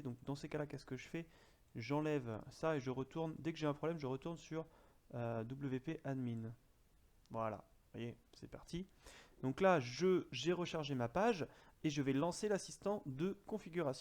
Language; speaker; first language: French; native; French